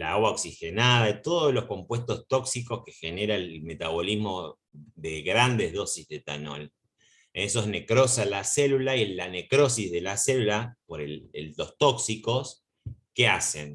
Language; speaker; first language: Spanish; native; Spanish